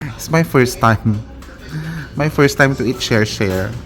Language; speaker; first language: English; non-native, learner; Filipino